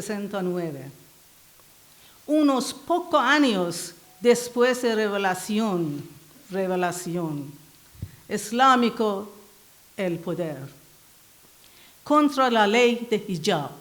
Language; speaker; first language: Spanish; non-native, learner; Persian